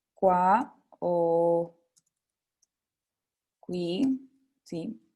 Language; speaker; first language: Italian; non-native, fluent; Spanish